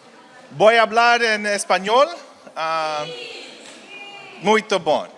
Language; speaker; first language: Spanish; early bilingual, heritage; Spanish